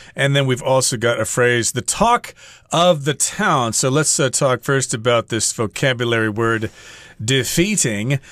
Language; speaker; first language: English; native; English